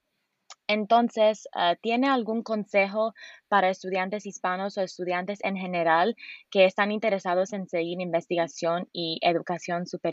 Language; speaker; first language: Spanish; non-native, fluent; English